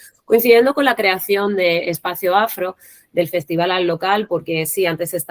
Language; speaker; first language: Spanish; native; Spanish